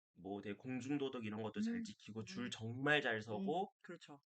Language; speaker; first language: Korean; native; Korean